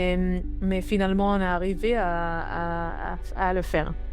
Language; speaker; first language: French; non-native, learner; Hebrew